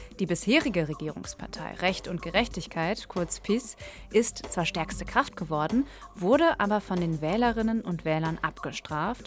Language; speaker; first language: German; native; German